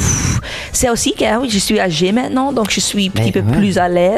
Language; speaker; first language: French; non-native, local second language; Dutch